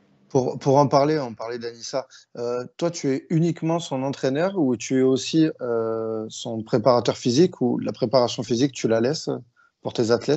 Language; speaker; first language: French; native; French